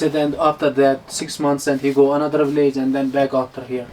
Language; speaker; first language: English; non-native, learner; Hindi